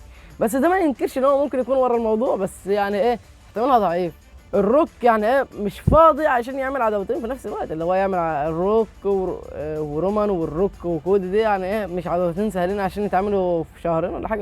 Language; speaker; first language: Arabic; native; Arabic